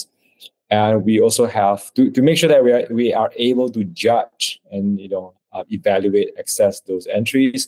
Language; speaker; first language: English; non-native, local second language; Chinese